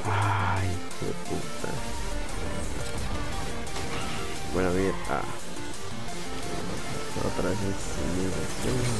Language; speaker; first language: Spanish; native; Spanish